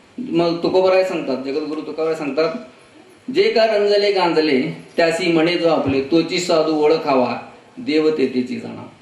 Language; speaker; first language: Marathi; non-native, local second language; Kannada